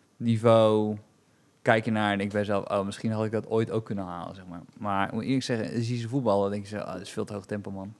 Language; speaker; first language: Dutch; native; Dutch